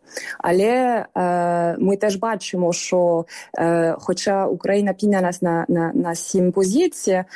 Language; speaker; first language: Ukrainian; non-native, fluent; French